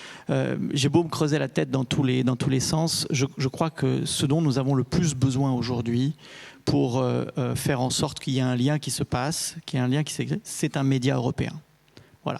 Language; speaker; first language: French; native; French